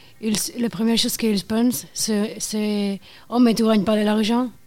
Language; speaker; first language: French; non-native, learner; Spanish